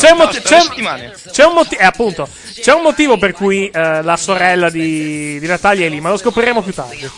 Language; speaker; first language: Italian; native; Italian